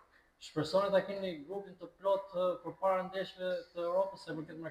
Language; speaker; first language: Albanian; native; Albanian